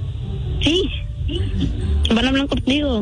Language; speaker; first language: Spanish; early bilingual, other home language; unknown